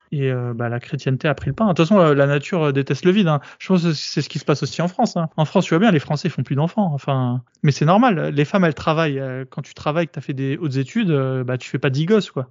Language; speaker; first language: French; native; French